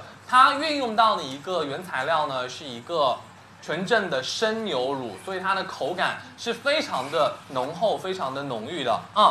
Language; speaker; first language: Chinese; native; Chinese